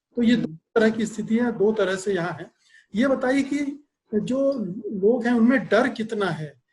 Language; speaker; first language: Hindi; native; Hindi